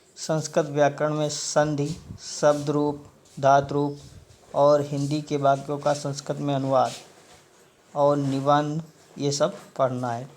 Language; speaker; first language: Hindi; native; Hindi